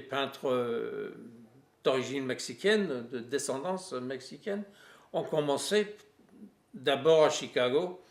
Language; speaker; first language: French; non-native, fluent; English